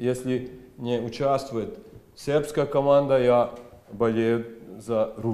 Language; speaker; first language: Russian; non-native, fluent; Serbian